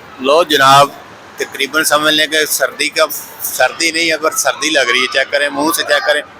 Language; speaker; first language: Urdu; non-native, local second language; Punjabi